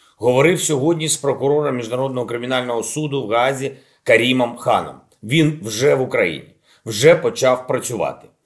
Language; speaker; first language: Ukrainian; non-native, local second language; Russian